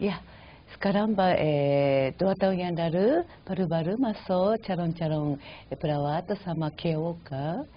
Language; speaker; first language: Indonesian; non-native, fluent; Japanese